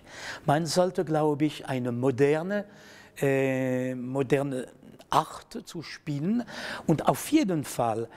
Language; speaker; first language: German; non-native, fluent; French